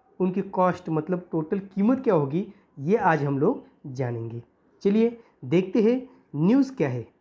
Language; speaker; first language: Hindi; non-native, local second language; Marathi